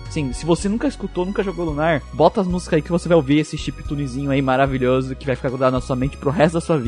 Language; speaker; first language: Portuguese; native; Portuguese